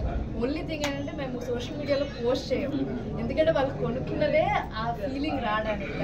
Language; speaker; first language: Telugu; native; Telugu